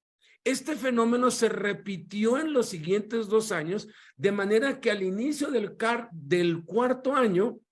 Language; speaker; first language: Spanish; native; Spanish